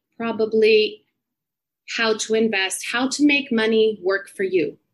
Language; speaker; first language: English; non-native, fluent; Spanish